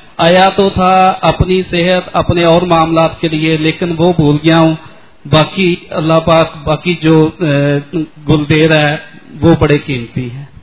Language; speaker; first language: Urdu; non-native, local second language; Punjabi